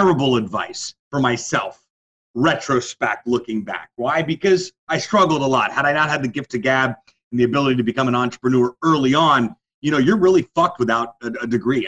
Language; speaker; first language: English; native; English